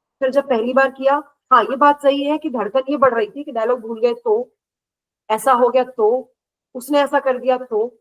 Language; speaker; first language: Hindi; native; Hindi